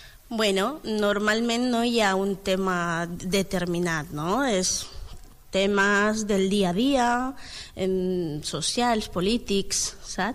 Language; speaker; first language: Catalan; non-native, learner; Spanish